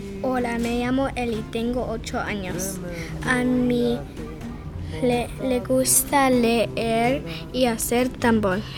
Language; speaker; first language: Spanish; non-native, learner; English